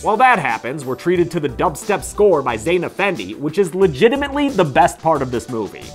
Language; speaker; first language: English; native; English